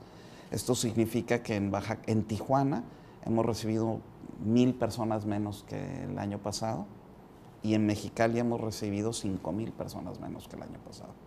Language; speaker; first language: Spanish; native; Spanish